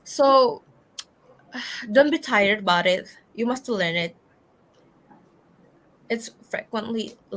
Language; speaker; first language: English; non-native, learner; Indonesian